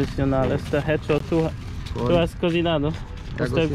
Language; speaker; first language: Spanish; non-native, learner; English